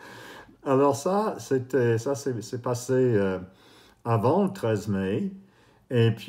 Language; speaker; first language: French; non-native, fluent; English